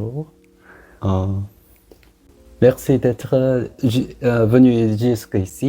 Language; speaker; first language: French; non-native, learner; Korean